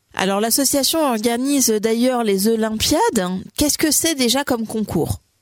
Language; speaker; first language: French; native; French